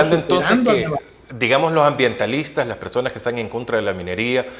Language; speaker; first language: Spanish; native; Spanish